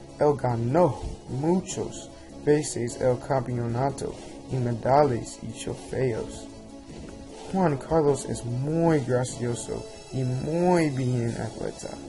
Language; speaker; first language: Spanish; non-native, learner; English